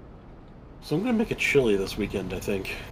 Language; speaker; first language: English; native; English